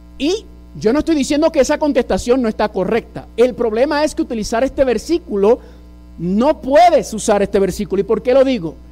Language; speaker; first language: Spanish; early bilingual, heritage; Spanish